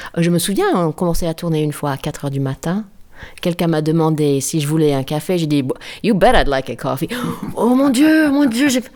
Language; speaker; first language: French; non-native, fluent; English